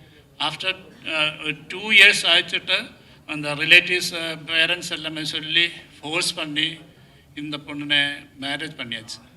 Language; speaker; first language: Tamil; non-native, learner; Malayalam